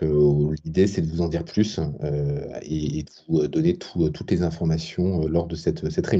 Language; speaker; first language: French; native; French